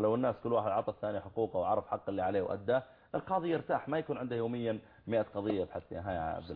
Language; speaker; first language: Arabic; native; Arabic